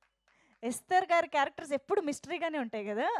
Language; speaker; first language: Telugu; native; Telugu